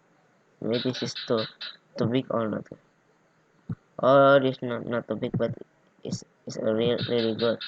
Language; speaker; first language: English; non-native, learner; Indonesian